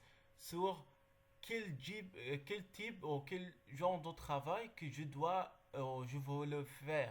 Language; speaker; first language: French; non-native, learner; Arabic